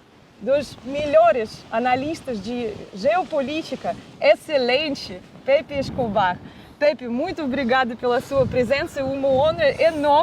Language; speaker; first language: Portuguese; non-native, fluent; Russian